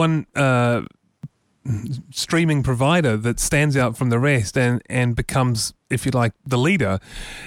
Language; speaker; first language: English; native; English